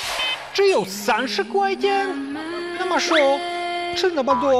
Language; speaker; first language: Chinese; non-native, learner; English